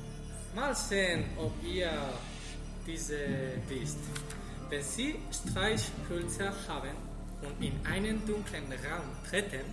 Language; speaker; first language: German; non-native, learner; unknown